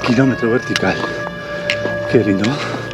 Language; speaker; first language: Spanish; native; Spanish